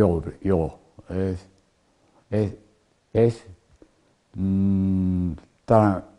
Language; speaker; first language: Hungarian; non-native, learner; Japanese